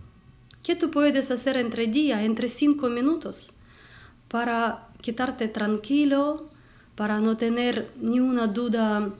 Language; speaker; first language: Spanish; non-native, learner; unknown